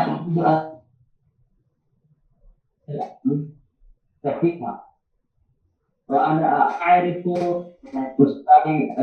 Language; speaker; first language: Arabic; non-native, learner; Urdu